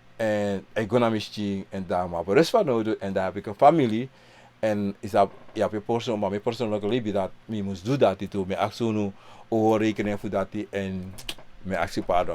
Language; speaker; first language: Dutch; non-native, local second language; Sranan Tongo